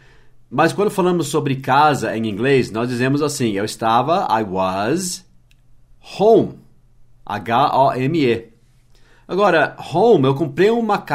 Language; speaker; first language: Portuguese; non-native, fluent; English